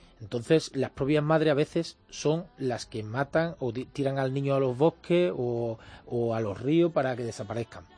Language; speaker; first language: Spanish; native; Spanish